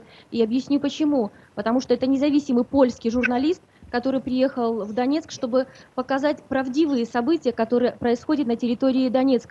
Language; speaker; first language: Russian; native; Russian